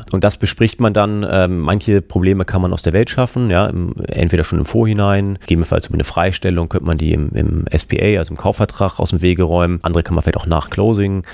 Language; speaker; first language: German; native; German